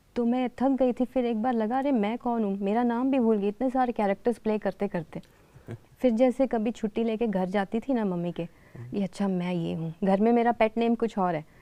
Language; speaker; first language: Hindi; native; Hindi